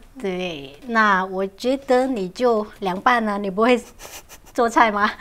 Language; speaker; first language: Chinese; non-native, local second language; Vietnamese